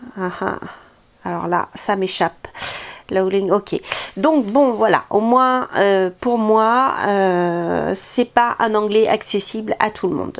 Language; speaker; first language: French; native; French